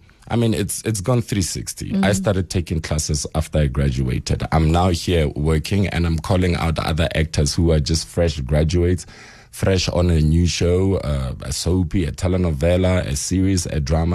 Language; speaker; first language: English; non-native, local second language; Northern Sotho